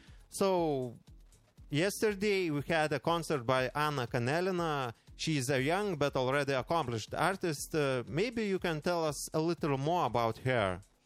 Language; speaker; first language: English; non-native, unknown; Lithuanian